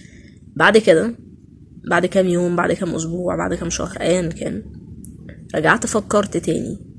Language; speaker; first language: Arabic; native; Arabic